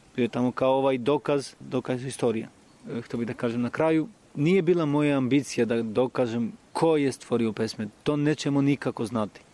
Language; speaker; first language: Serbian; non-native, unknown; Albanian